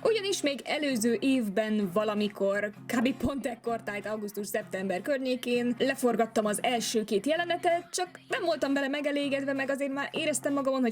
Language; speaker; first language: Hungarian; native; Hungarian